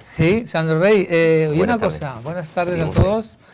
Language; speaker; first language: Spanish; non-native, local second language; Catalan